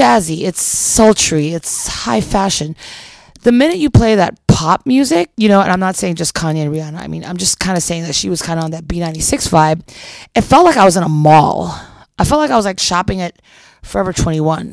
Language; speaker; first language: English; non-native, local second language; Filipino